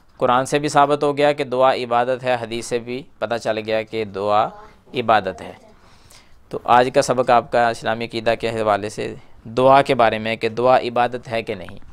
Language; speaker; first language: Urdu; non-native, local second language; Punjabi